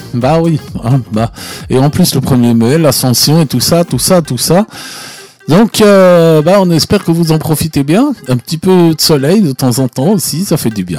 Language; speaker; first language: French; native; French